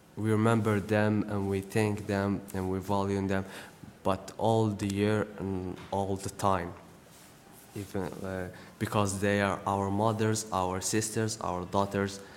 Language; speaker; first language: English; non-native, fluent; Arabic